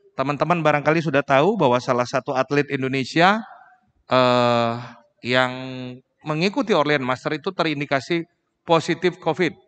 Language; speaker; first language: Indonesian; native; Indonesian